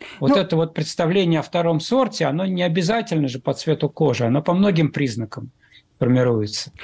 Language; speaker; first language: Russian; native; Russian